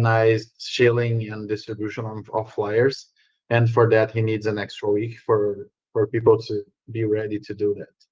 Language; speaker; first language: English; non-native, fluent; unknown